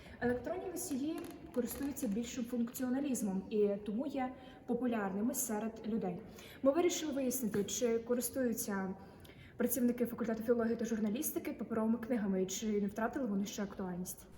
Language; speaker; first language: Ukrainian; native; Ukrainian